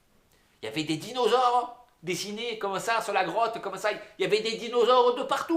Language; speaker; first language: French; native; French